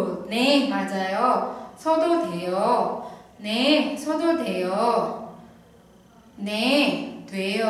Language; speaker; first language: Korean; non-native, fluent; Indonesian